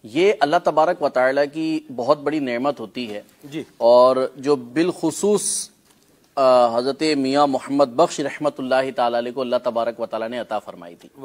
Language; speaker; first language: Urdu; non-native, local second language; Punjabi